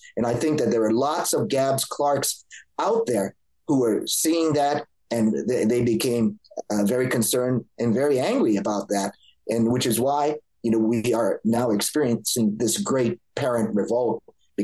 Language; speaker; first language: English; native; English